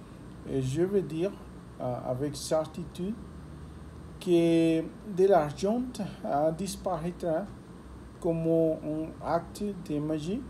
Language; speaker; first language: French; non-native, learner; Spanish